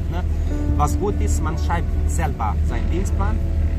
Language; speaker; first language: German; non-native, fluent; Serbian